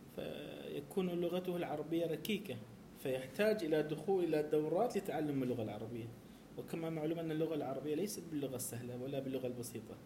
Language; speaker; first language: Arabic; native; Arabic